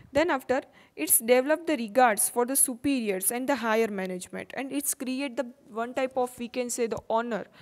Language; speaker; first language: English; non-native, local second language; Gujarati